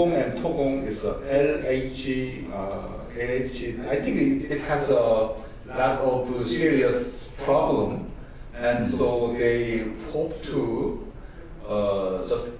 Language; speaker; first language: English; non-native, learner; Korean